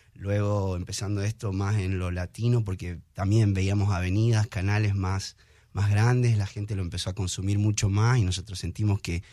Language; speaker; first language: Spanish; native; Spanish